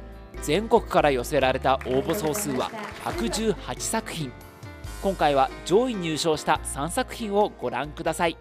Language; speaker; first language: Japanese; native; Japanese